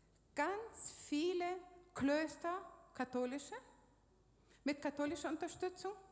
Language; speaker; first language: German; non-native, fluent; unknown